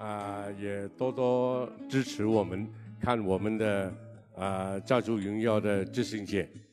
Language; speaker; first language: Chinese; non-native, local second language; Cantonese